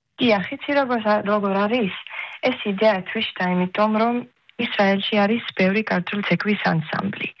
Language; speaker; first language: Georgian; early bilingual, heritage; Georgian